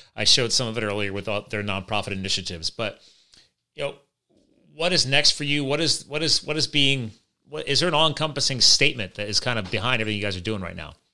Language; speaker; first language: English; native; English